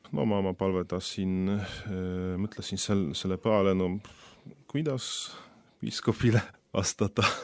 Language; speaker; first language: Estonian; non-native, fluent; Polish